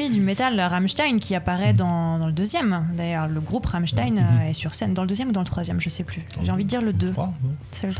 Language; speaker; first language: French; native; French